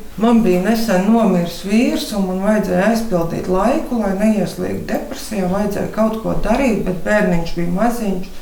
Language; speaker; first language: Latvian; native; Latvian